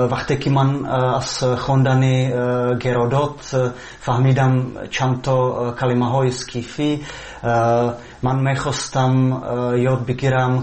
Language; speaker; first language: Persian; non-native, fluent; Czech